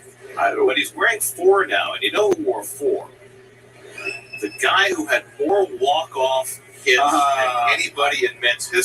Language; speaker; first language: English; native; English